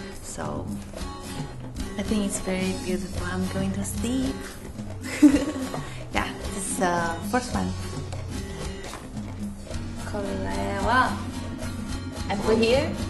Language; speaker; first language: English; non-native, fluent; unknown